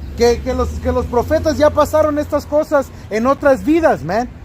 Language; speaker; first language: Spanish; early bilingual, other home language; English